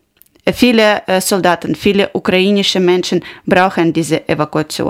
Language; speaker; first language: German; non-native, learner; Ukrainian